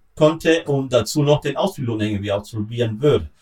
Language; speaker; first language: German; non-native, learner; Spanish